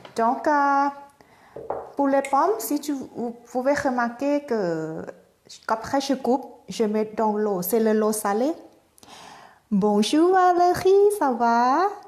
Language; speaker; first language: French; non-native, fluent; Thai